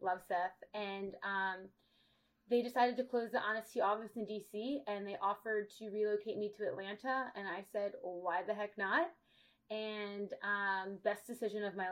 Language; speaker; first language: English; native; English